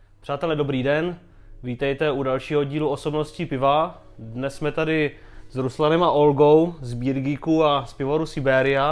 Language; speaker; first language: Czech; native; Czech